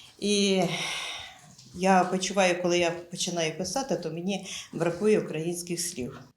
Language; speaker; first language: Ukrainian; non-native, local second language; Russian